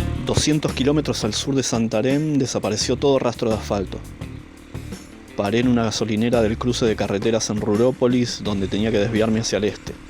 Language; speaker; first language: Spanish; native; Spanish